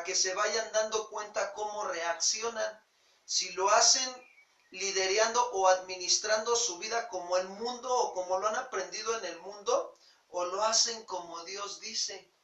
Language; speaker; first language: Spanish; native; Spanish